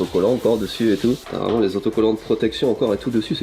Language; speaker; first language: French; native; French